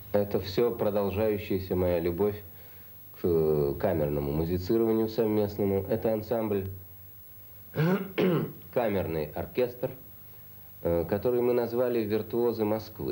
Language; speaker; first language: Russian; native; Russian